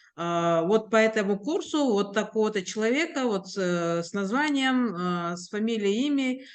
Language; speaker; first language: Russian; non-native, local second language; Kyrgyz